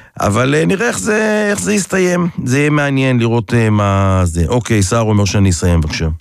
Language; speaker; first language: Hebrew; native; Hebrew